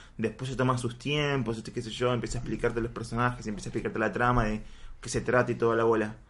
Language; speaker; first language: Spanish; native; Spanish